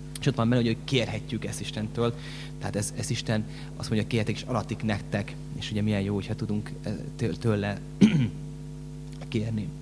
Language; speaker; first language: Hungarian; native; Hungarian